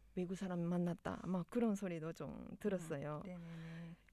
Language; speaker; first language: Korean; non-native, fluent; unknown